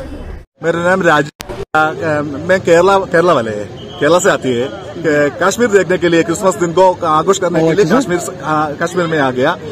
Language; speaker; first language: Hindi; non-native, local second language; Malayalam